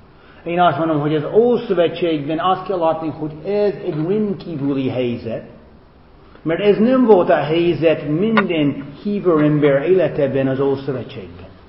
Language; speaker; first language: Hungarian; non-native, fluent; English